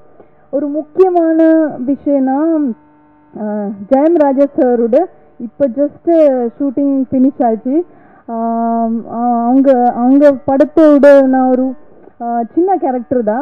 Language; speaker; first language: Tamil; non-native, learner; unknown